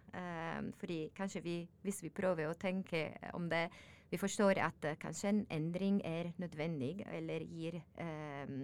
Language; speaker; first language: Norwegian; non-native, learner; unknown